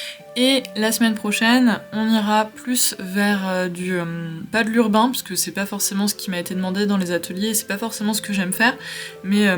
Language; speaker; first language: French; native; French